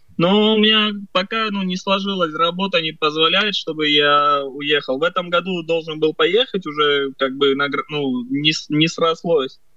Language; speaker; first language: Russian; early bilingual, other home language; Armenian